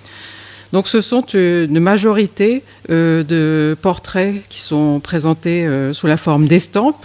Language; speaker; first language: French; native; French